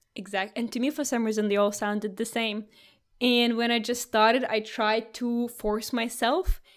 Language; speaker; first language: English; non-native, fluent; Russian